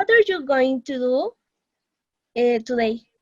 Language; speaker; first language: English; non-native, learner; Spanish